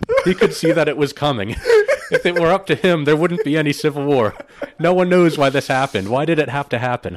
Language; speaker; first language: English; native; English